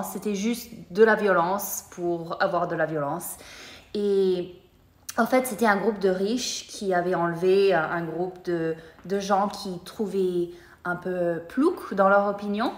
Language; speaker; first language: French; non-native, fluent; English